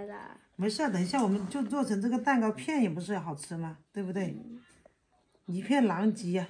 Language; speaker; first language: Chinese; native; Chinese